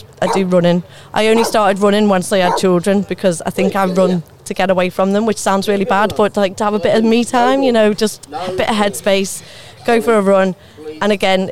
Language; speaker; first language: English; native; English